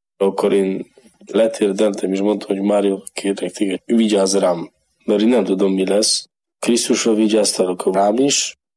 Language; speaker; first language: Hungarian; non-native, learner; Polish